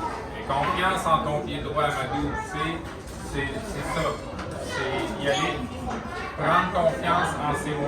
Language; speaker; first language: French; native; French